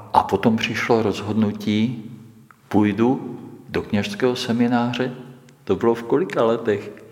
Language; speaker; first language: Czech; native; Czech